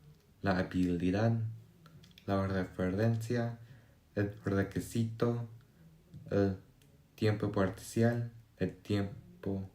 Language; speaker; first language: Spanish; non-native, learner; English